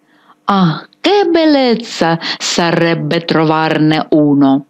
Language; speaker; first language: Italian; non-native, fluent; Ukrainian